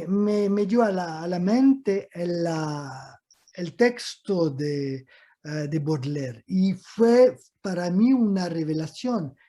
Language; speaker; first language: Spanish; non-native, fluent; French